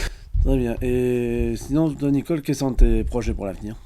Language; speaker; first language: French; native; French